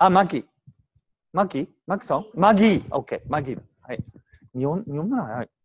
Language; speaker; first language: Japanese; native; Japanese